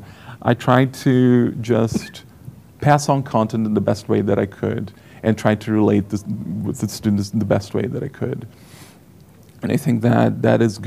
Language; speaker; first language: English; non-native, fluent; Portuguese